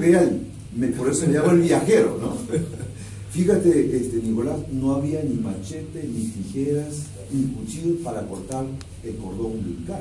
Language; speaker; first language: Spanish; non-native, local second language; Shipibo-Conibo